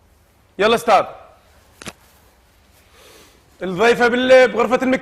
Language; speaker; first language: Arabic; native; Arabic